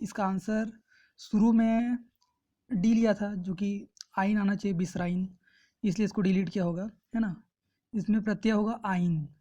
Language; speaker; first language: Hindi; native; Hindi